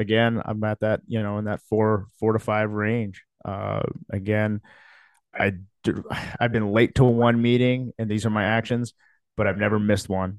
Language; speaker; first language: English; native; English